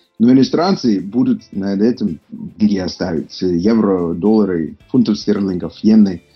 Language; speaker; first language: Russian; non-native, fluent; English